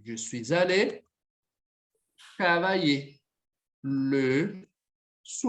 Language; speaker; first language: French; non-native, fluent; Portuguese